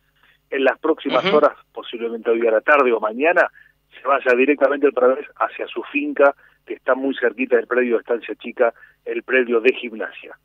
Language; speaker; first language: Spanish; native; Spanish